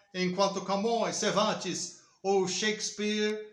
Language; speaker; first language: Portuguese; non-native, learner; English